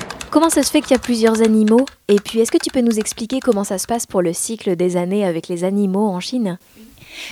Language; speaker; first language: French; native; French